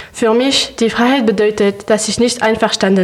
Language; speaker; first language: German; non-native, learner; French